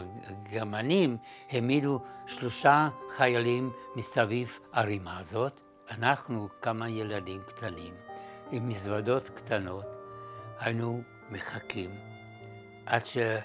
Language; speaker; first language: Hebrew; non-native, fluent; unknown